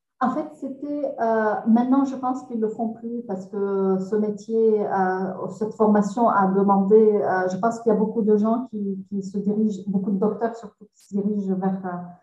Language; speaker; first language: French; non-native, local second language; Arabic